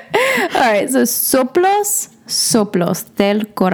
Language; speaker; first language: Spanish; non-native, learner; English